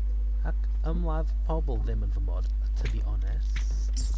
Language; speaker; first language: Welsh; non-native, learner; English